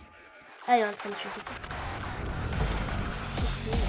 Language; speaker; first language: French; native; French